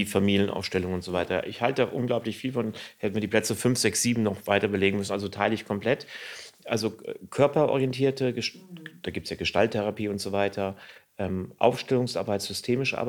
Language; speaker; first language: German; native; German